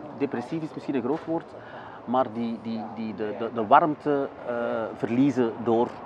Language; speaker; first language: Dutch; native; Dutch